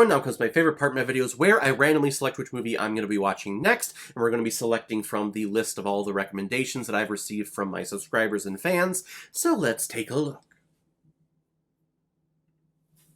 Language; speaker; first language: English; native; English